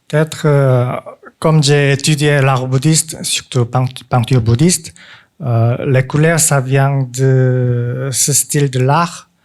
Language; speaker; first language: French; non-native, fluent; Korean